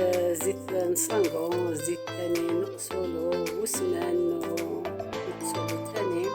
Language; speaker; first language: Arabic; non-native, local second language; Kabyle